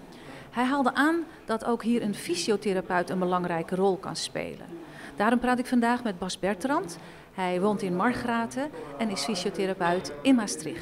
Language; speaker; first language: Dutch; native; Dutch